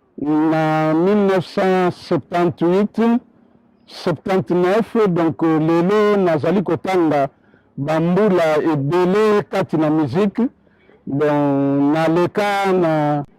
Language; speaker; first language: Lingala; native; Lingala